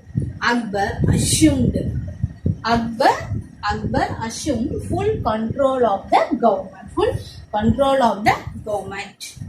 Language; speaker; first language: English; non-native, local second language; Tamil